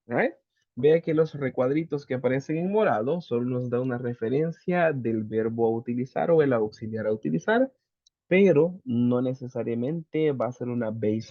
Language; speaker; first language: Spanish; native; Spanish